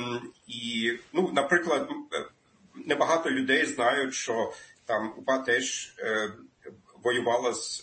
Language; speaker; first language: Ukrainian; non-native, fluent; German